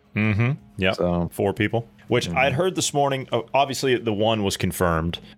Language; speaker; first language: English; native; English